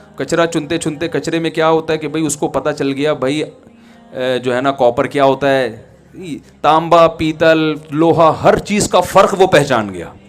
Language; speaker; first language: Urdu; native; Urdu